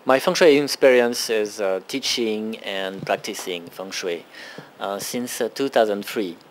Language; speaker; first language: English; non-native, fluent; French